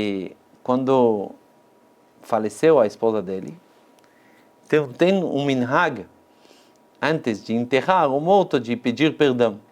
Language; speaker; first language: Portuguese; non-native, fluent; Hebrew